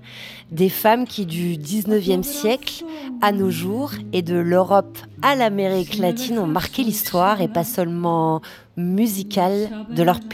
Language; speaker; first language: French; native; French